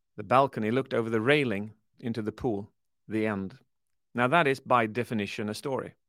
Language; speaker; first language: English; early bilingual, other home language; Swedish